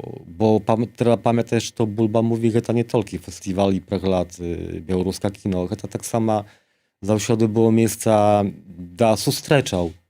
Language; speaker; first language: Polish; non-native, local second language; Belarusian